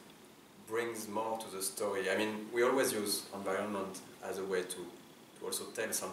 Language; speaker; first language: English; non-native, fluent; French